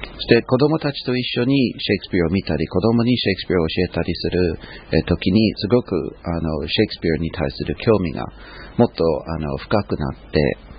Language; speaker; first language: Japanese; non-native, fluent; English